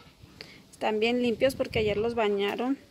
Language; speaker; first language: Spanish; early bilingual, heritage; Spanish